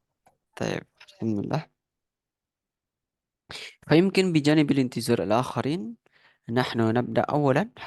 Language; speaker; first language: Arabic; non-native, fluent; Indonesian